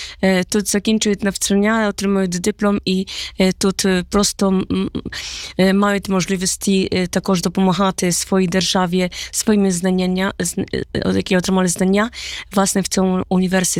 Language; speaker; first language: Polish; non-native, learner; Ukrainian